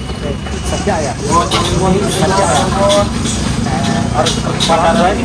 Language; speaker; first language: Indonesian; non-native, learner; Turkish